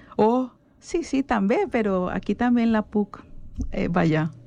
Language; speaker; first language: Catalan; non-native, learner; Spanish